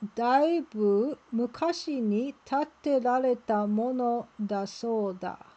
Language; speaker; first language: Japanese; non-native, learner; English